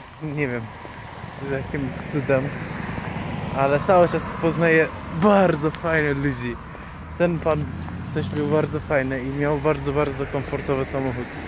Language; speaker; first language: Polish; non-native, fluent; Persian